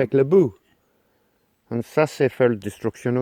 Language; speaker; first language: French; non-native, learner; English